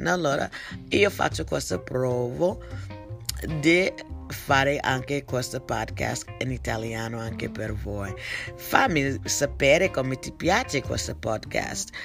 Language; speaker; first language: Italian; non-native, learner; English